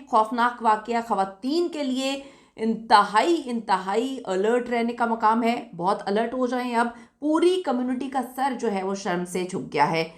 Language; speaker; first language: Urdu; native; Urdu